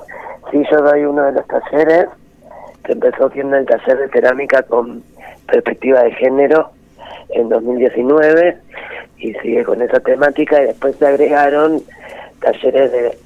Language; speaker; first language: Spanish; native; Spanish